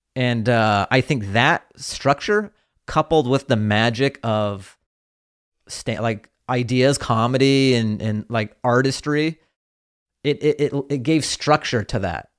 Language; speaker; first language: English; native; English